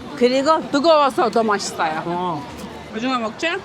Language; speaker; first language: Korean; non-native, learner; Turkish